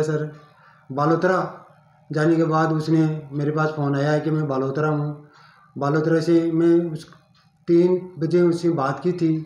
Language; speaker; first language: Hindi; native; Hindi